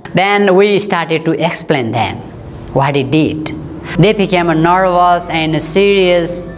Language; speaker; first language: English; non-native, local second language; Nepali